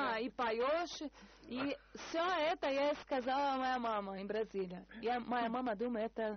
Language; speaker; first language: Russian; non-native, learner; Portuguese